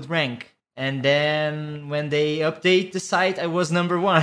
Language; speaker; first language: English; non-native, fluent; Portuguese